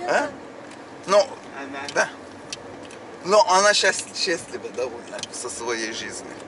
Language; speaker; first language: Russian; non-native, learner; Turkish